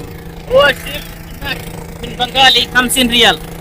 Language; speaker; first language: Arabic; non-native, learner; Bangla